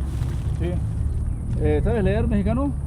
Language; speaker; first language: Spanish; native; Spanish